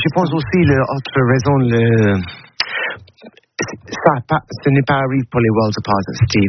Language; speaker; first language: French; non-native, learner; English